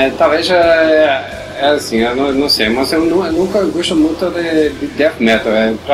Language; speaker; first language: Portuguese; non-native, learner; Norwegian